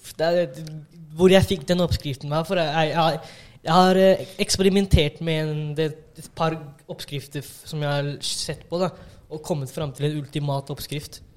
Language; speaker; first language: Norwegian; early bilingual, other home language; Tamil